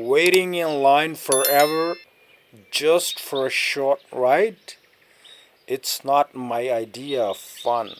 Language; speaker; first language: English; non-native, local second language; Urdu